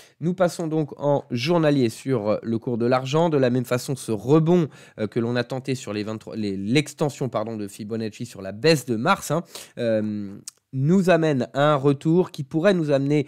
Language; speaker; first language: French; native; French